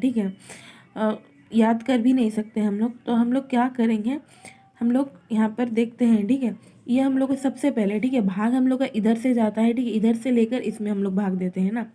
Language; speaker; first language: Hindi; native; Hindi